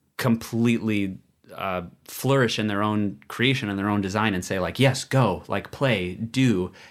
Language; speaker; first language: English; native; English